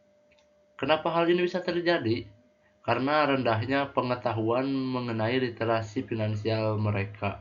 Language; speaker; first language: Indonesian; native; Indonesian